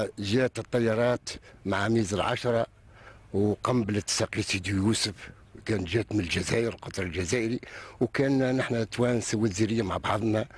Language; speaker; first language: Arabic; native; Arabic